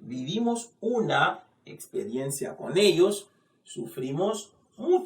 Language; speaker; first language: Spanish; non-native, fluent; Haitian Creole